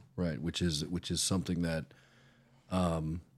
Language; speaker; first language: English; native; English